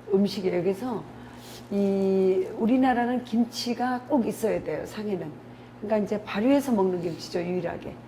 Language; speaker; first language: Korean; native; Korean